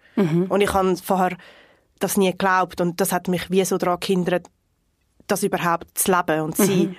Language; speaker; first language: German; non-native, fluent; Portuguese